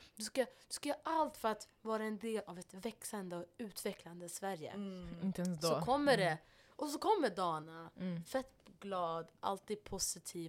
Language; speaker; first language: Swedish; non-native, local second language; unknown